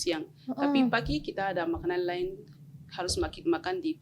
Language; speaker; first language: Indonesian; non-native, learner; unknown